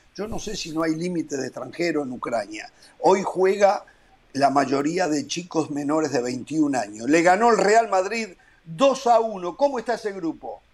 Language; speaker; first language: Spanish; native; Spanish